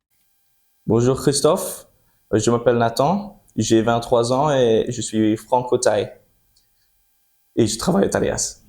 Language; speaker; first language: French; early bilingual, heritage; French